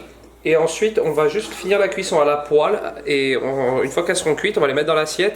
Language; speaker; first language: French; native; French